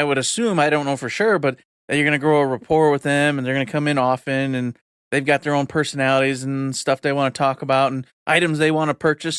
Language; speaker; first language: English; native; English